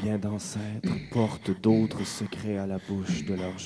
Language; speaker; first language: French; native; French